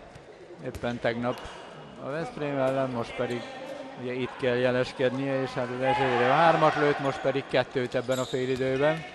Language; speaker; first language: Hungarian; native; Hungarian